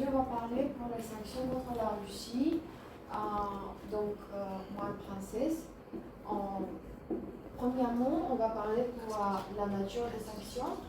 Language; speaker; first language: French; non-native, learner; Bulgarian